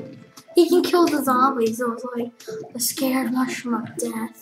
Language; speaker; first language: English; native; English